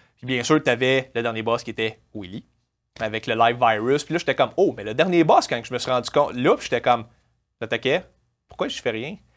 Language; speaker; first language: French; native; French